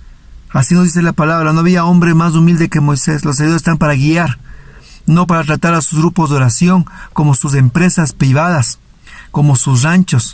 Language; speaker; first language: Spanish; native; Spanish